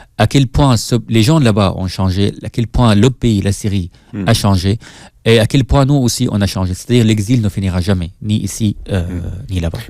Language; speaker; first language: French; non-native, fluent; Arabic